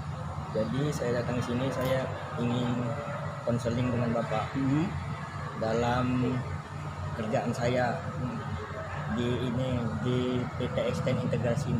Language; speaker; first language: Indonesian; native; Indonesian